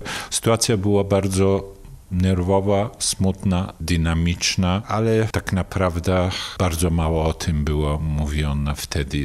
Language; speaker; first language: Polish; non-native, fluent; Kurdish